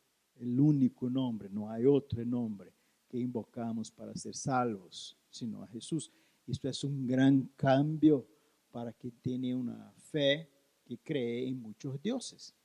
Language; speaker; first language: Spanish; non-native, learner; Portuguese